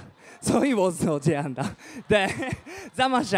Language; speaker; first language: Chinese; non-native, fluent; Japanese